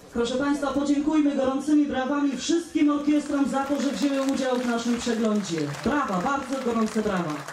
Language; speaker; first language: Polish; native; Polish